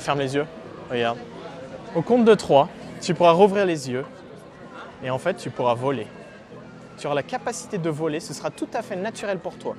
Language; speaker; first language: French; native; French